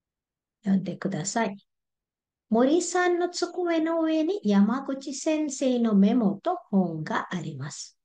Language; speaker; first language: Japanese; non-native, fluent; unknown